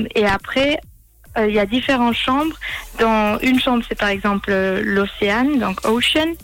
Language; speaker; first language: French; early bilingual, heritage; German